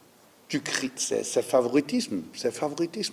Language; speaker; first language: French; non-native, learner; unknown